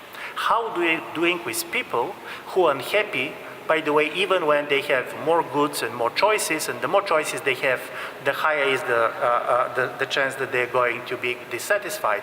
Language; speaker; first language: English; non-native, fluent; Bulgarian